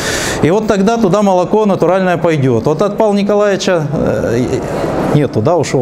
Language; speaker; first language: Russian; native; Russian